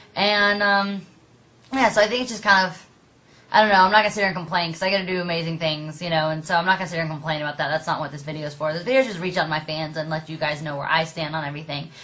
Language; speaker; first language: English; native; English